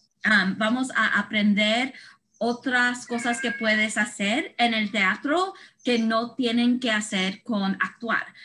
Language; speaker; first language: Spanish; non-native, fluent; English